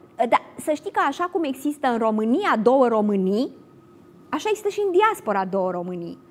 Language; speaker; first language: Romanian; native; Romanian